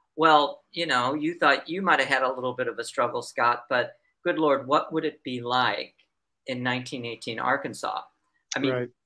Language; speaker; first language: English; native; English